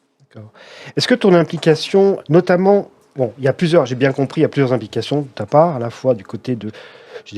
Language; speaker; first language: French; native; French